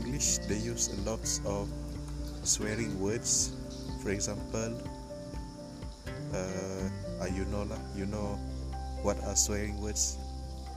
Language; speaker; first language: English; non-native, local second language; Malay